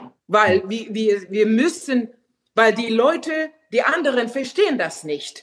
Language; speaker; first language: German; non-native, fluent; Finnish